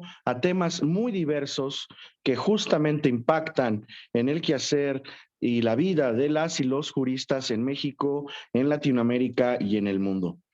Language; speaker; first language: Spanish; native; Spanish